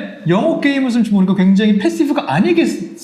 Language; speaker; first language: Korean; native; Korean